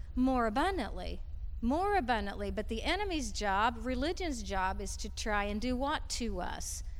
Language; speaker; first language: English; native; English